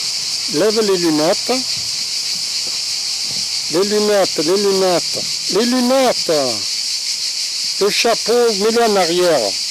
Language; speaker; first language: French; native; French